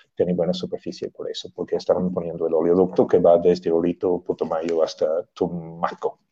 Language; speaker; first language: Spanish; non-native, fluent; English